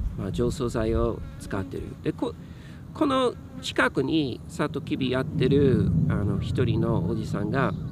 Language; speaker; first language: Japanese; native; Japanese